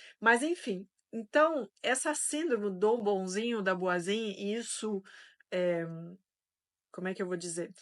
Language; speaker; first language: Portuguese; non-native, fluent; French